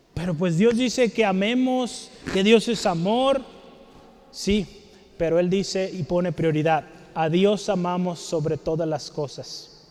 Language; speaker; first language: Spanish; native; Spanish